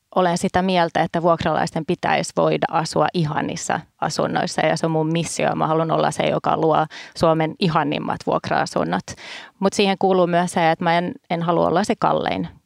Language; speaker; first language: Finnish; early bilingual, heritage; Finnish